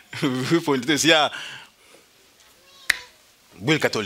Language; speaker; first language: Russian; native; Russian